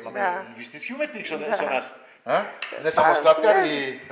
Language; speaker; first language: Macedonian; non-native, fluent; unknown